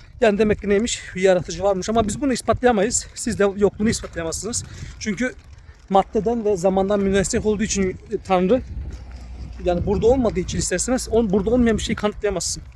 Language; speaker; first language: Turkish; early bilingual, heritage; Turkish